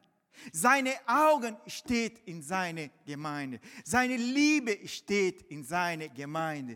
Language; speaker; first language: German; non-native, fluent; Portuguese